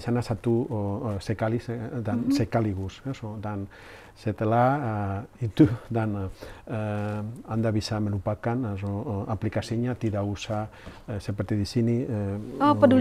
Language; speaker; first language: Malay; non-native, learner; Spanish